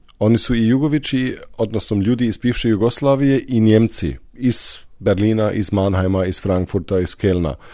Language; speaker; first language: Croatian; non-native, fluent; German